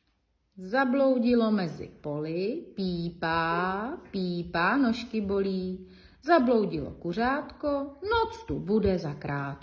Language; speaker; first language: Czech; native; Czech